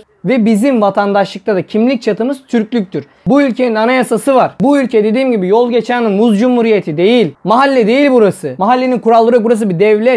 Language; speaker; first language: Turkish; native; Turkish